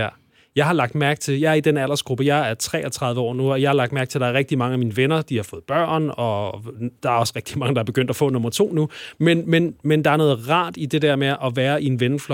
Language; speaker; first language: Danish; native; Danish